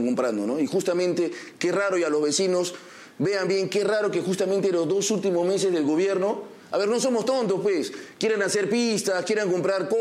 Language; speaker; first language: Spanish; native; Spanish